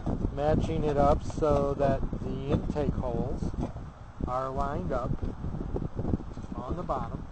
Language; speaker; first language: English; native; English